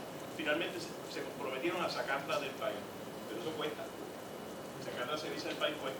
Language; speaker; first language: Spanish; native; Spanish